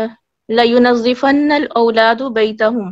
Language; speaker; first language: Arabic; non-native, learner; Urdu